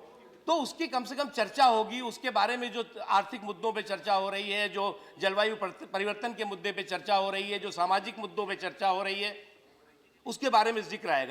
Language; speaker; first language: Hindi; native; Hindi